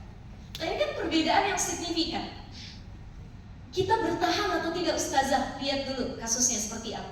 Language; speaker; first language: Indonesian; native; Indonesian